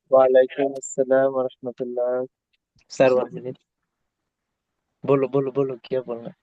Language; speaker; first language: Hindi; non-native, local second language; Bangla